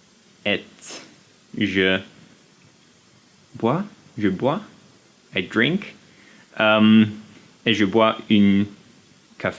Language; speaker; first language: French; non-native, learner; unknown